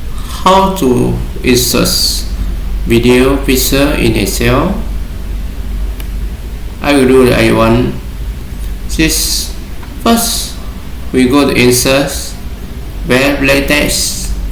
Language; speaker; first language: English; non-native, learner; Vietnamese